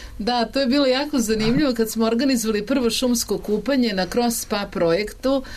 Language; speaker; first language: Serbian; native; Serbian